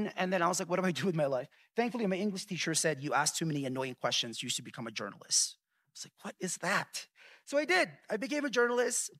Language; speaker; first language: English; early bilingual, other home language; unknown